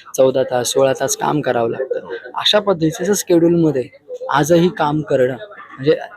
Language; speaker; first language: Marathi; native; Marathi